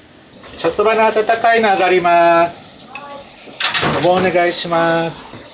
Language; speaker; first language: Japanese; native; Japanese